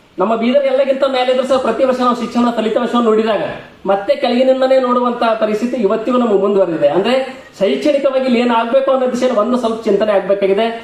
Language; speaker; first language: Kannada; native; Kannada